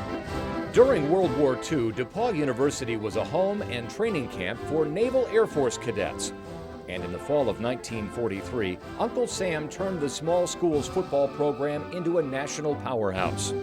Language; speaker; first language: English; native; English